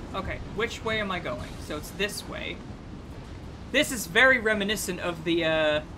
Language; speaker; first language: English; native; English